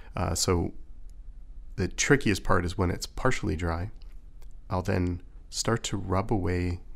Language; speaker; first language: English; native; English